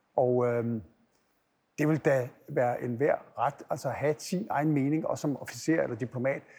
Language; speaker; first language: Danish; native; Danish